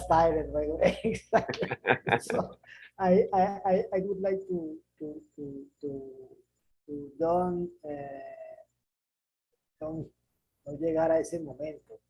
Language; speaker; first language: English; non-native, learner; Spanish